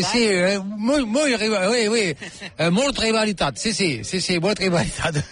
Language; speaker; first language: Catalan; non-native, learner; French